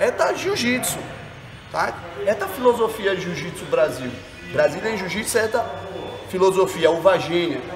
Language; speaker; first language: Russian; non-native, learner; Portuguese